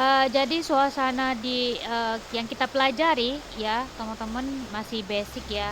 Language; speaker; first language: Indonesian; native; Indonesian